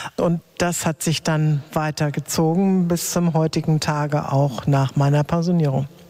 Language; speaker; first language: German; native; German